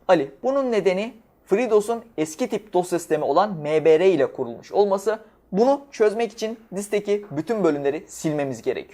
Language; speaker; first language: Turkish; native; Turkish